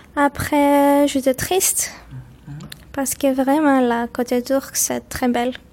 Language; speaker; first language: French; non-native, learner; Greek